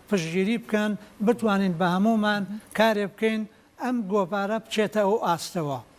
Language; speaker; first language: Central Kurdish; native; Central Kurdish